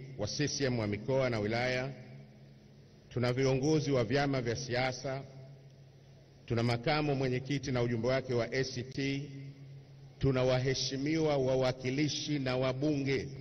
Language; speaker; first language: Swahili; native; Swahili